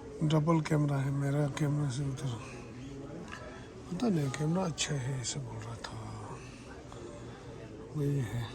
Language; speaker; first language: Hindi; non-native, local second language; Tibetan